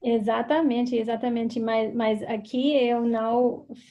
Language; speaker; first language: Portuguese; non-native, fluent; English